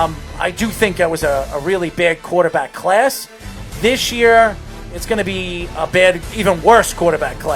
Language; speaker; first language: English; native; English